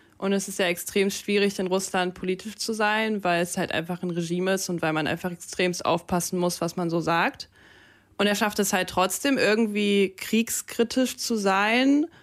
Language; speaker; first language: German; early bilingual, other home language; Russian